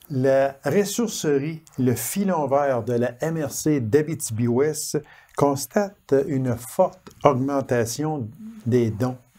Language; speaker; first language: French; native; French